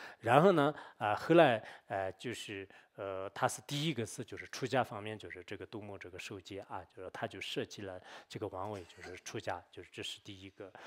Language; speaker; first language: Chinese; non-native, local second language; Tibetan